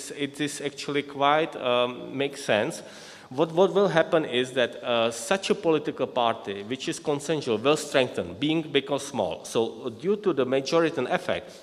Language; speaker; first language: English; non-native, fluent; Czech